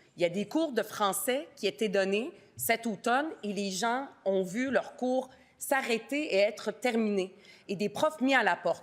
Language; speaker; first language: French; early bilingual, other home language; Arabic